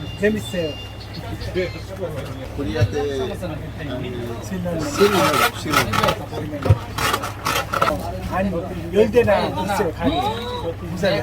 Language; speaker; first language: Korean; non-native, learner; Bangla